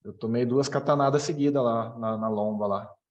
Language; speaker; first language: Portuguese; native; Portuguese